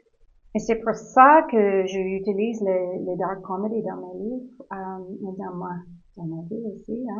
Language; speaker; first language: French; non-native, learner; English